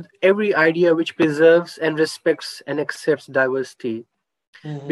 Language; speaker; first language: English; non-native, local second language; Urdu